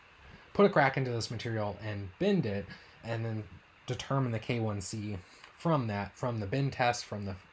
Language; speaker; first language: English; native; English